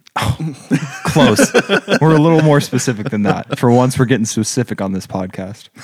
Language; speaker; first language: English; native; English